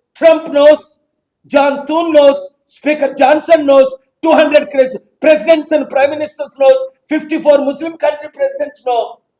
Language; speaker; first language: English; non-native, local second language; Telugu